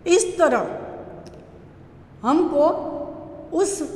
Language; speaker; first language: Hindi; non-native, local second language; Gujarati